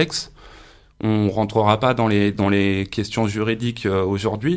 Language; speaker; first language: French; native; French